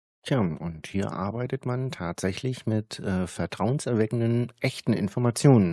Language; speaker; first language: German; native; German